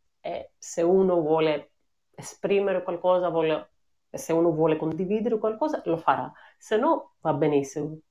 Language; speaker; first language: Italian; non-native, fluent; Greek